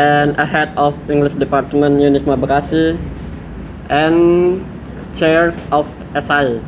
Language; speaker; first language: English; non-native, learner; Indonesian